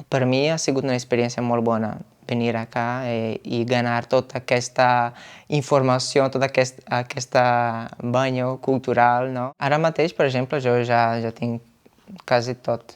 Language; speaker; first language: Catalan; non-native, fluent; Portuguese